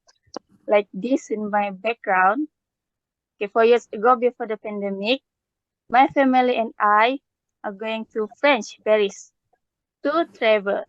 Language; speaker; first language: English; non-native, learner; Malay